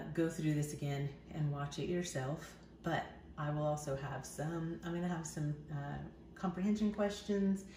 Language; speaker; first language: English; native; English